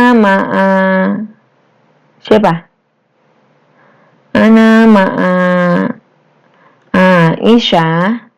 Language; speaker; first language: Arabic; non-native, learner; Indonesian